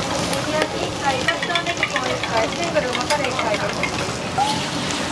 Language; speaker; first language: Japanese; native; Japanese